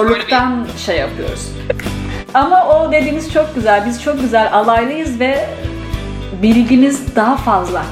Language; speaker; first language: Turkish; native; Turkish